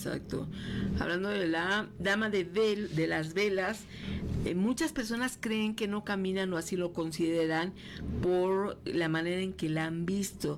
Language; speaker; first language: Spanish; native; Spanish